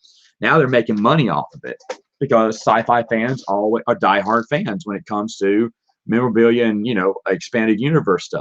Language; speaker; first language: English; native; English